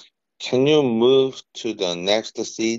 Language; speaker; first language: English; non-native, learner; Korean